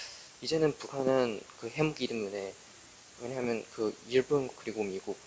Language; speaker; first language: Korean; non-native, learner; Chinese